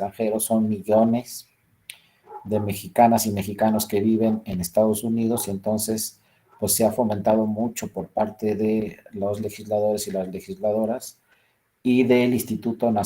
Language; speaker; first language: Spanish; native; Spanish